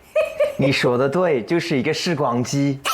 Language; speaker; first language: Chinese; non-native, fluent; English